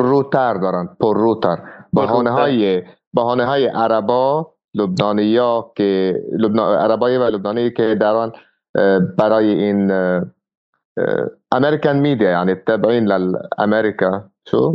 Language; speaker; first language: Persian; non-native, fluent; Arabic